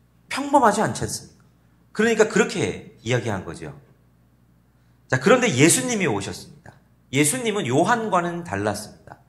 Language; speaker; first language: Korean; native; Korean